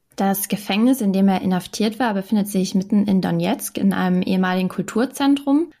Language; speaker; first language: German; native; German